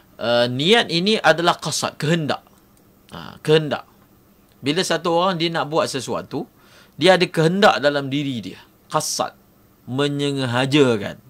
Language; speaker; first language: Malay; native; Malay